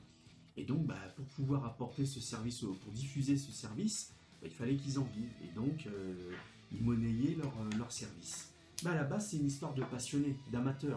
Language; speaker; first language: French; native; French